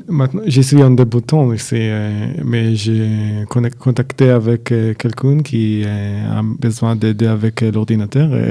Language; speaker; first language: French; non-native, learner; Hebrew